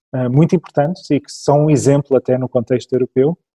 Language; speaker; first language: Portuguese; early bilingual, other home language; English